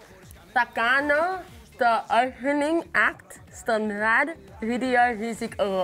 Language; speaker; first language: Greek; early bilingual, heritage; Greek